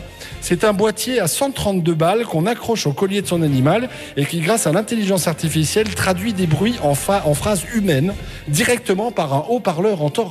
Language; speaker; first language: French; native; French